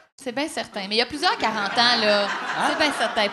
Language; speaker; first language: French; native; French